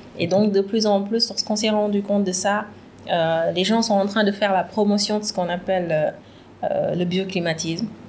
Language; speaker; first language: French; non-native, local second language; Wolof